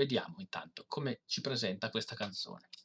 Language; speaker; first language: Italian; native; Italian